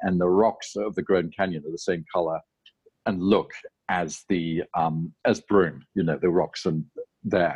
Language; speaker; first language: English; native; English